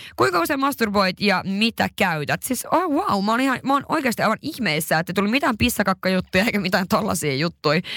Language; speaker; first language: Finnish; early bilingual, heritage; Swedish